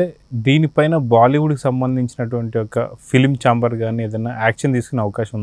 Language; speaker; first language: Telugu; native; Telugu